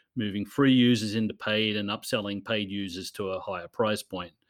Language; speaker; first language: English; native; English